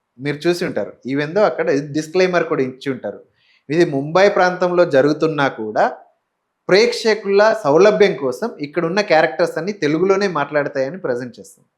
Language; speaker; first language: Telugu; native; Telugu